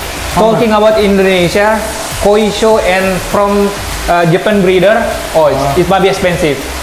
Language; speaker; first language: English; non-native, learner; Indonesian